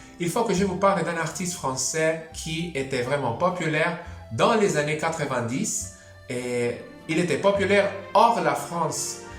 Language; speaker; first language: French; non-native, fluent; Spanish